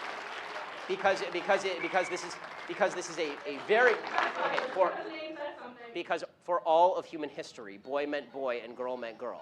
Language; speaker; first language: English; native; English